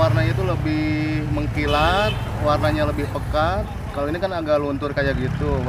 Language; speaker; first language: Indonesian; non-native, local second language; Sundanese